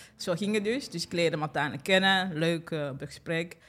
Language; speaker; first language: Dutch; early bilingual, other home language; Kinyarwanda